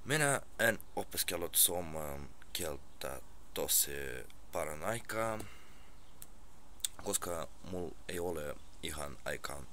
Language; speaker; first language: Finnish; non-native, learner; Russian